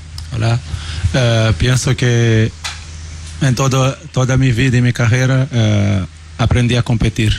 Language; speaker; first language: Spanish; non-native, learner; Portuguese